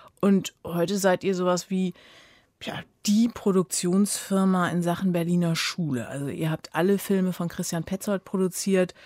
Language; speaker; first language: German; native; German